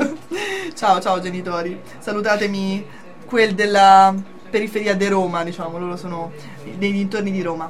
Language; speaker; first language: Italian; native; Italian